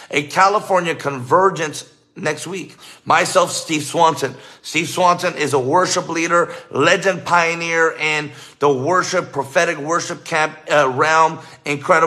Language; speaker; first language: English; native; English